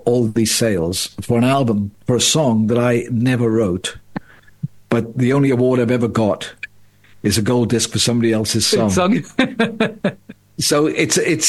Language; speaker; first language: English; native; English